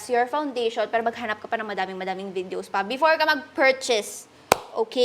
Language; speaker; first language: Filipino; native; Filipino